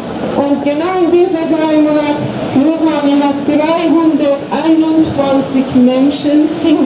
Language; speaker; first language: German; non-native, fluent; Persian